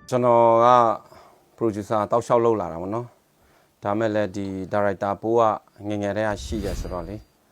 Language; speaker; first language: Burmese; non-native, local second language; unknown